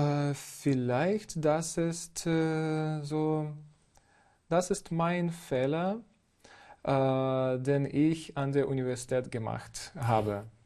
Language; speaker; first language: German; non-native, fluent; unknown